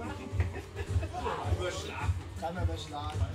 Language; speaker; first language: German; native; German